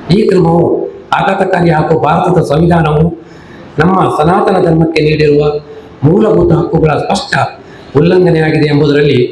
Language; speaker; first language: Kannada; native; Kannada